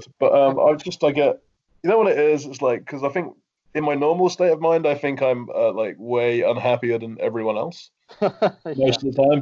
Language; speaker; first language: English; native; English